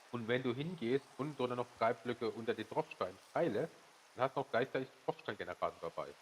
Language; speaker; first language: German; native; German